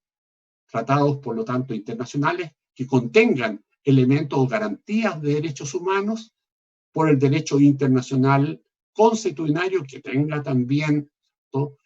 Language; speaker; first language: Spanish; native; Spanish